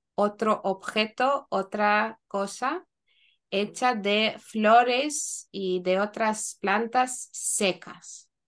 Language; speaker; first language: Spanish; non-native, fluent; Lithuanian